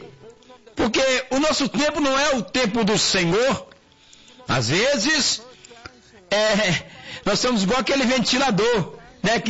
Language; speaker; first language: Portuguese; native; Portuguese